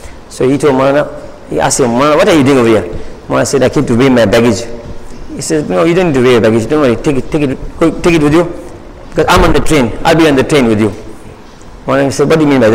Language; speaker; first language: English; native; English